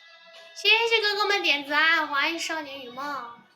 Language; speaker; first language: Chinese; native; Chinese